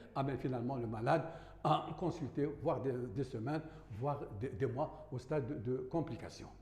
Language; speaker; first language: French; non-native, local second language; Arabic